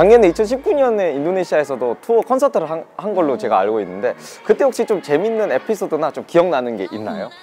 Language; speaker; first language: Korean; non-native, fluent; Indonesian